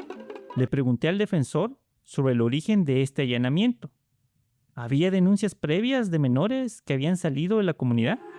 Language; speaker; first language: Spanish; native; Spanish